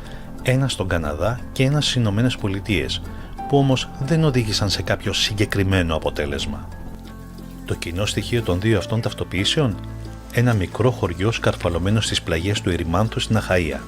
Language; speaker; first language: Greek; native; Greek